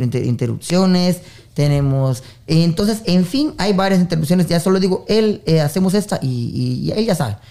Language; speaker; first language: Spanish; native; Spanish